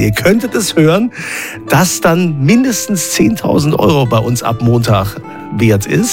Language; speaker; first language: German; native; German